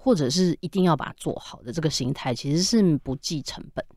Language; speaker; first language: Chinese; native; Chinese